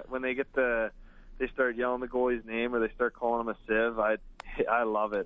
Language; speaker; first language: English; native; English